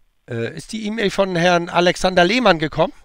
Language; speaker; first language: German; native; German